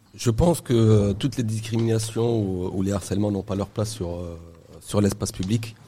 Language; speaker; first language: French; native; French